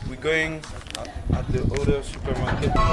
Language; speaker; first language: English; non-native, learner; French